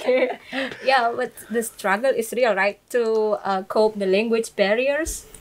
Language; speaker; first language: English; non-native, fluent; Indonesian